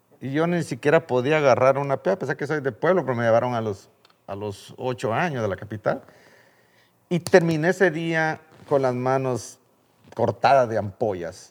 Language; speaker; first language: Spanish; native; Spanish